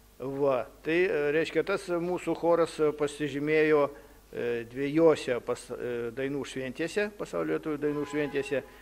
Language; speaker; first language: Lithuanian; early bilingual, heritage; Lithuanian